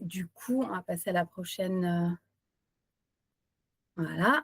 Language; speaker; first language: French; native; French